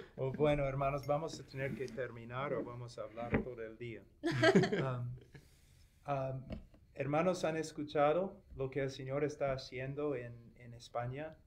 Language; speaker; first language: Spanish; non-native, fluent; English